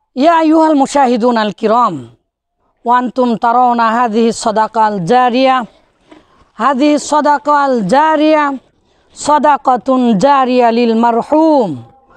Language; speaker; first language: Arabic; non-native, fluent; Bangla